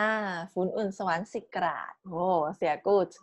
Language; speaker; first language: German; non-native, fluent; Thai